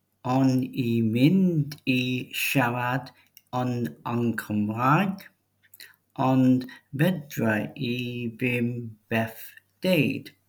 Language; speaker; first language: Welsh; non-native, learner; English